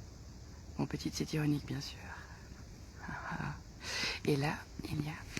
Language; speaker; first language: French; native; French